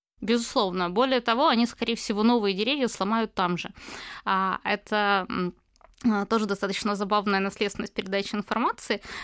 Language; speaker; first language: Russian; native; Russian